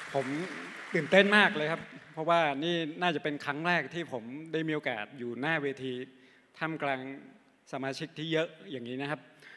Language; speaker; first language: Thai; non-native, local second language; Akha